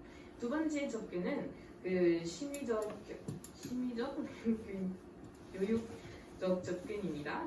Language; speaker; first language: Korean; non-native, fluent; French